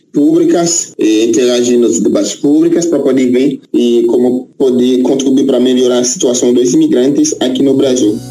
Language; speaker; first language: Portuguese; non-native, fluent; Haitian Creole